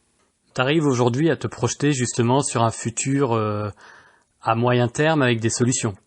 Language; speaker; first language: French; native; French